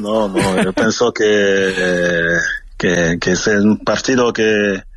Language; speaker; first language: Spanish; non-native, fluent; French